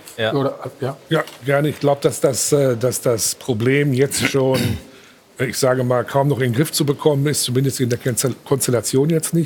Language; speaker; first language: German; native; German